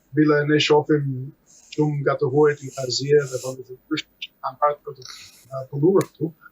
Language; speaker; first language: Albanian; non-native, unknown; English